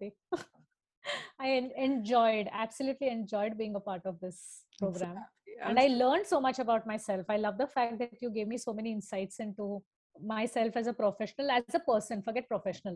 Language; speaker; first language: English; non-native, local second language; Tamil